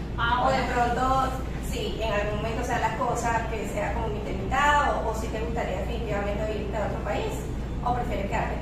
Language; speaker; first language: Spanish; native; Spanish